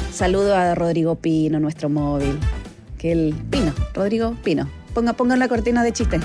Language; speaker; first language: Spanish; native; Spanish